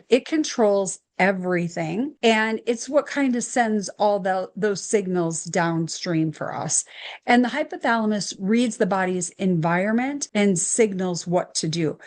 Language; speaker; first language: English; native; English